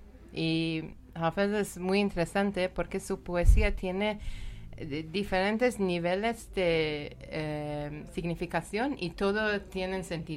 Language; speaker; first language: Spanish; non-native, learner; Persian